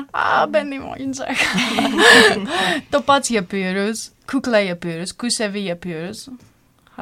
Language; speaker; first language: Turkish; non-native, learner; Finnish